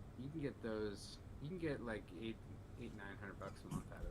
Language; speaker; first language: English; native; English